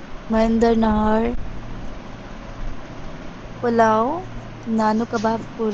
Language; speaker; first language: Persian; non-native, learner; Urdu